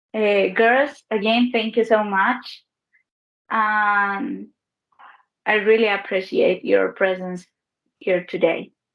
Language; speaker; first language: English; non-native, learner; Spanish